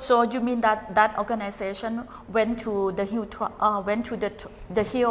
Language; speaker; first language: English; non-native, fluent; Thai